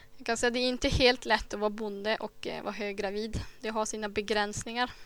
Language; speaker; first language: Swedish; native; Swedish